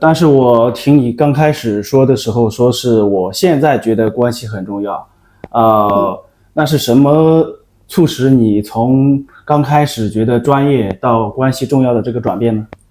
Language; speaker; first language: Chinese; native; Chinese